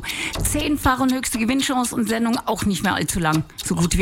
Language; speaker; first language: German; native; German